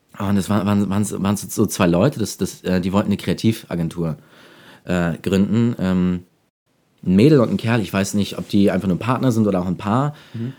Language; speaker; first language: German; native; German